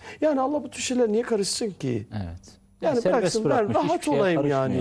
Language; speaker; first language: Turkish; native; Turkish